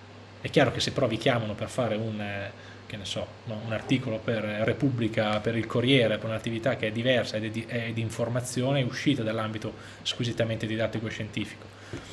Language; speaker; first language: Italian; native; Italian